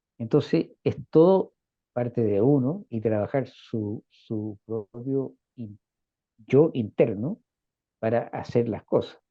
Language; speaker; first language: Spanish; native; Spanish